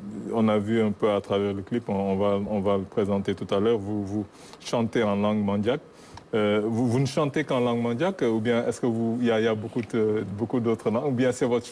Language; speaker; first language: French; non-native, local second language; Wolof